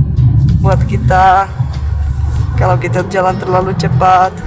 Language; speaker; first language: Indonesian; non-native, fluent; Czech